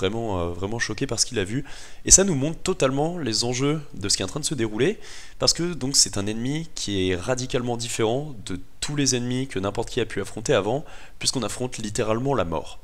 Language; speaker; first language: French; native; French